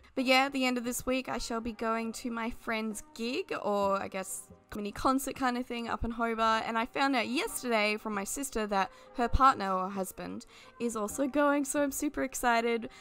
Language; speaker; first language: English; native; English